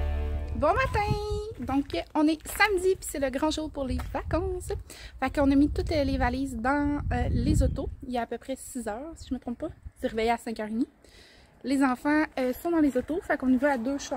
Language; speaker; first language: French; native; French